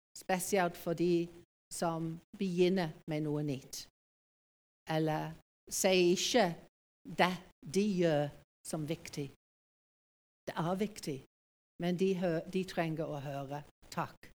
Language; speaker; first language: Norwegian; non-native, fluent; English